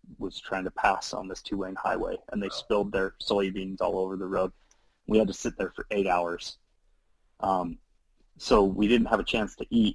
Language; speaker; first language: English; native; English